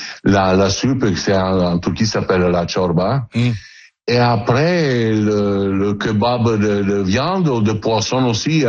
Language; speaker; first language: French; non-native, learner; Italian